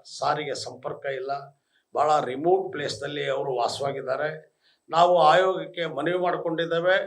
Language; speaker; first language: Kannada; non-native, local second language; Lambadi